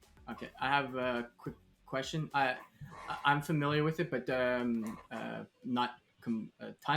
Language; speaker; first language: English; native; English